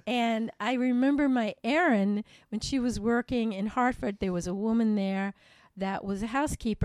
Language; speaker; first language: English; native; English